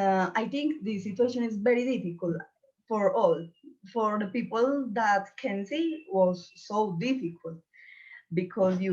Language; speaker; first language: English; non-native, learner; Spanish